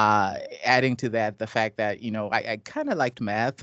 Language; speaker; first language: English; non-native, local second language; Shona